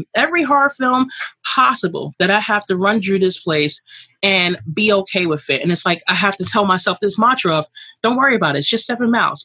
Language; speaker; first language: English; native; English